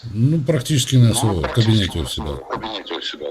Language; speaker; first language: Russian; native; Russian